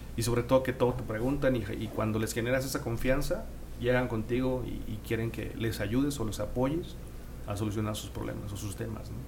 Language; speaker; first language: Spanish; native; Spanish